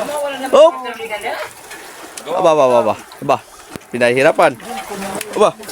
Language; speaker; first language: Filipino; native; Filipino